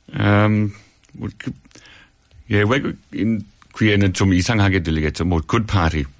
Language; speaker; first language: Korean; non-native, fluent; English